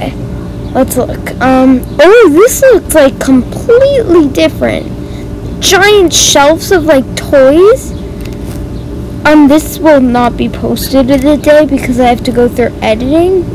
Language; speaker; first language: English; native; English